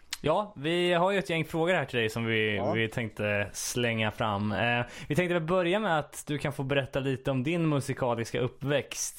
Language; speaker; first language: Swedish; native; Swedish